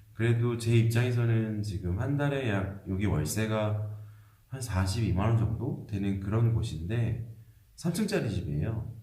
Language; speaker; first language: Korean; native; Korean